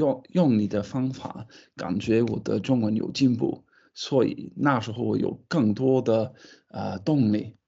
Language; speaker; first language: Chinese; non-native, fluent; English